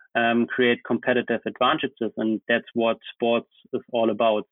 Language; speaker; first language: English; non-native, fluent; German